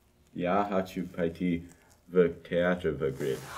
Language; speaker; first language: Russian; non-native, learner; English